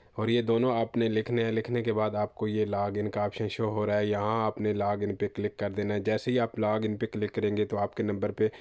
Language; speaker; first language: Urdu; non-native, local second language; Punjabi